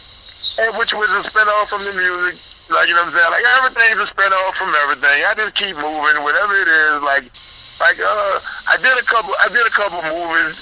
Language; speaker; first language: English; native; English